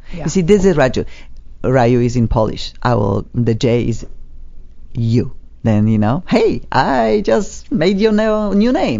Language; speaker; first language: English; non-native, fluent; Polish